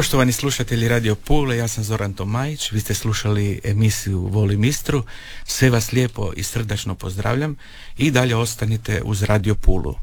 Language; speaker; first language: Serbian; native; Serbian